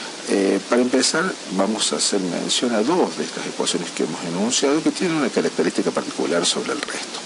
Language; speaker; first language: Spanish; native; Spanish